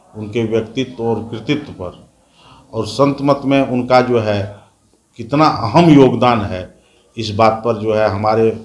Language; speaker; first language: Hindi; native; Hindi